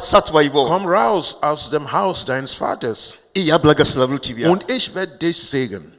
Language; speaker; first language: German; non-native, learner; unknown